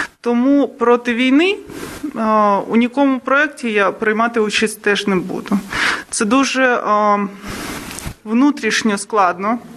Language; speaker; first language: Ukrainian; non-native, local second language; Russian